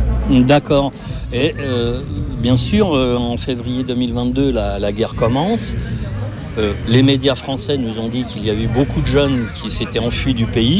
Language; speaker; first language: French; native; French